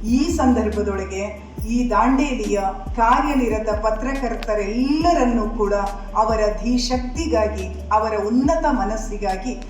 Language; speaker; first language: Kannada; native; Kannada